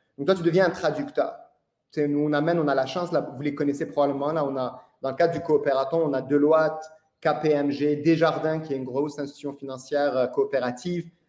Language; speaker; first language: French; non-native, local second language; Arabic